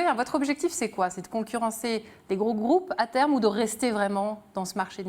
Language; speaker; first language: French; native; French